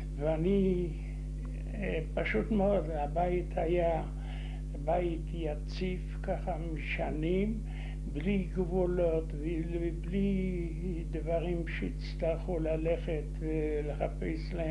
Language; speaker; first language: Hebrew; non-native, fluent; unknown